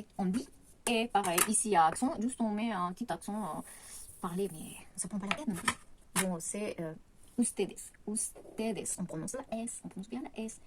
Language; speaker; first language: French; non-native, fluent; Spanish